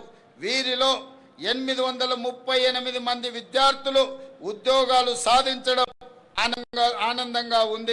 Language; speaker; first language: Telugu; native; Telugu